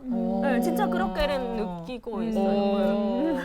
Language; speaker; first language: Korean; non-native, fluent; Vietnamese